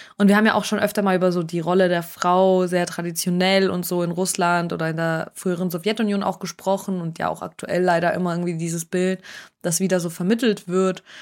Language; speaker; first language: German; early bilingual, other home language; Russian